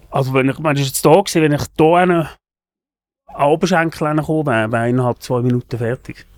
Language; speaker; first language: German; native; German